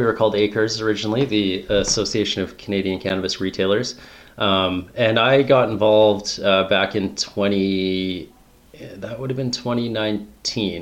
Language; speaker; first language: English; native; English